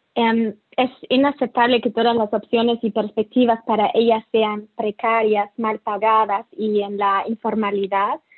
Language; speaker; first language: Spanish; non-native, fluent; German